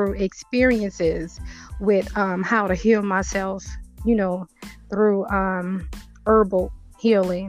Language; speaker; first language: English; native; English